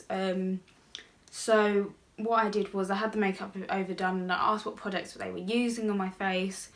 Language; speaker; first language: English; native; English